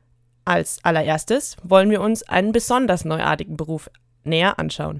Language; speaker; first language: German; native; German